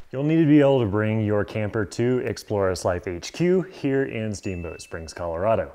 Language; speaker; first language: English; native; English